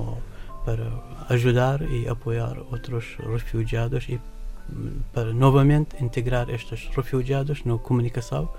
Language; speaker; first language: Portuguese; non-native, learner; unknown